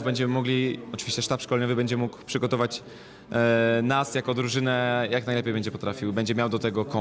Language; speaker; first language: Polish; native; Polish